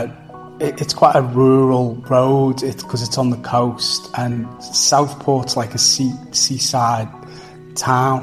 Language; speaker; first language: English; native; English